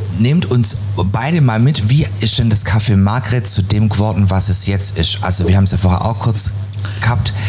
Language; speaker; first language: German; native; German